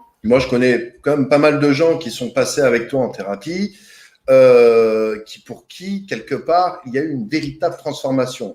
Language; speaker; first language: French; native; French